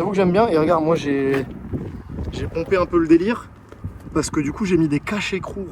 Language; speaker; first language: French; native; French